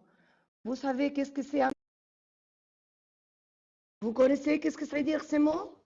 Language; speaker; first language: French; non-native, fluent; Spanish